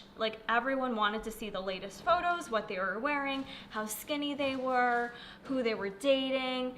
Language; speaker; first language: English; native; English